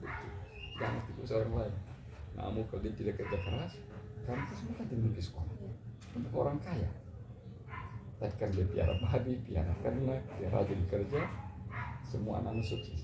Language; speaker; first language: Indonesian; non-native, local second language; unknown